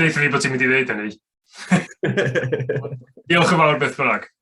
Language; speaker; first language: Welsh; native; Welsh